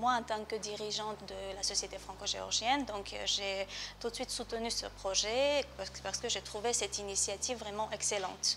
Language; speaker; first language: French; non-native, fluent; Georgian